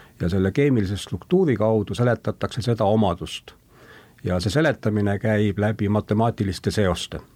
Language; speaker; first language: Estonian; native; Estonian